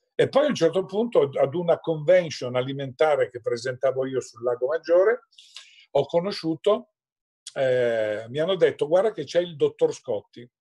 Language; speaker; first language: Italian; native; Italian